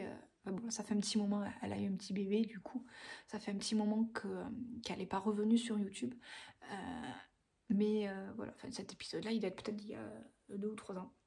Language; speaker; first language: French; native; French